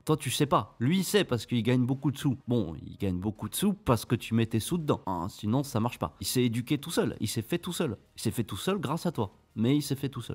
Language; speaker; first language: French; native; French